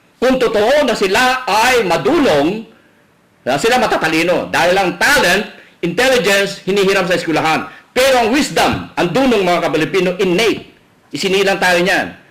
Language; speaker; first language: Filipino; native; Filipino